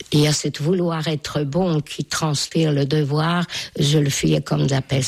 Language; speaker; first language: French; non-native, fluent; Hungarian